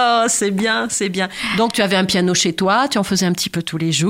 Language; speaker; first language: French; native; French